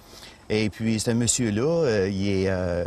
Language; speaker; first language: French; native; French